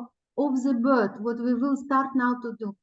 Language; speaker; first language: English; non-native, learner; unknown